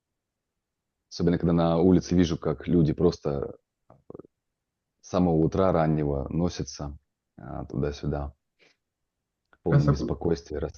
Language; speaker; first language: Russian; native; Russian